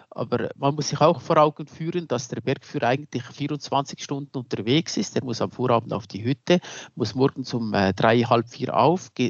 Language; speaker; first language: German; native; German